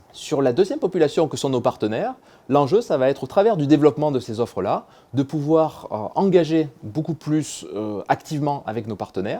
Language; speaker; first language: French; native; French